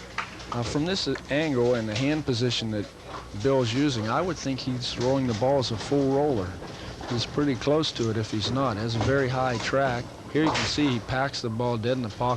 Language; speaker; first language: English; native; English